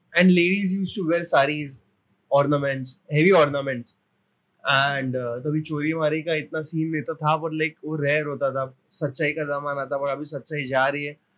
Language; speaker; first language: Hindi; non-native, local second language; Marathi